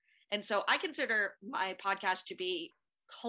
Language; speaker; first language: English; native; English